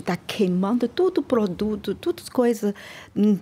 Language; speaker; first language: Portuguese; non-native, learner; Chinese